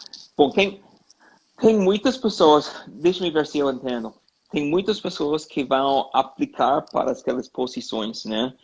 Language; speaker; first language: Portuguese; non-native, learner; English